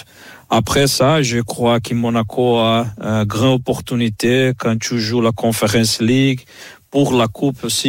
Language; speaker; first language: French; non-native, fluent; Portuguese